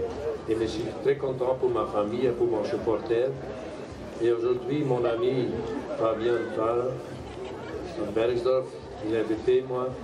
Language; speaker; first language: French; non-native, learner; Dutch